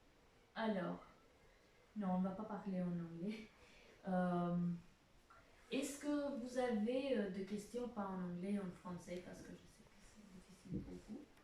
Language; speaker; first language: French; non-native, fluent; Albanian